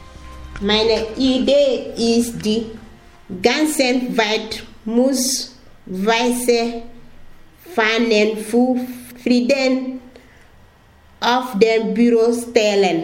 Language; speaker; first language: German; non-native, learner; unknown